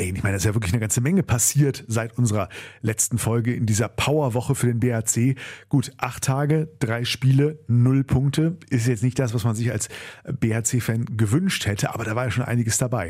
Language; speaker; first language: German; native; German